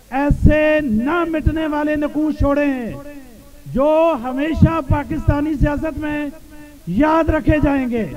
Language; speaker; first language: Urdu; non-native, local second language; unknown